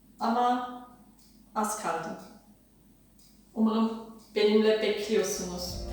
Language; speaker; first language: Turkish; non-native, learner; German